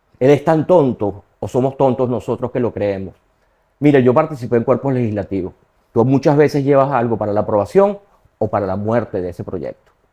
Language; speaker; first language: Spanish; native; Spanish